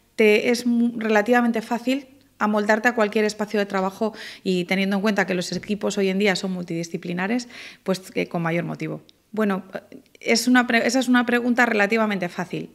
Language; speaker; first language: Spanish; native; Spanish